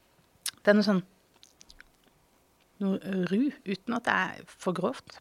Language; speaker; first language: Norwegian; native; Norwegian